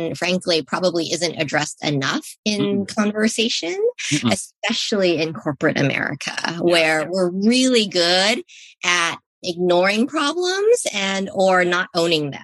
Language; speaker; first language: English; native; English